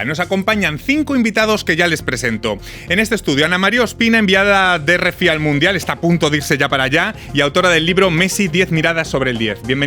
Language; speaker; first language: Spanish; native; Spanish